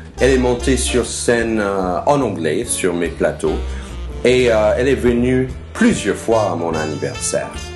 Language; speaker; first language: French; non-native, fluent; English